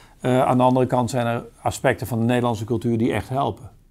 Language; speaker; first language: Dutch; native; Dutch